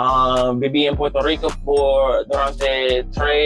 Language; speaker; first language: Spanish; non-native, learner; English